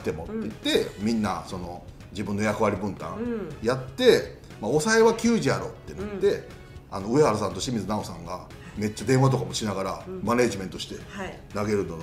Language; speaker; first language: Japanese; native; Japanese